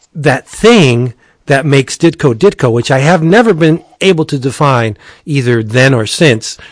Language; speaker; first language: English; native; English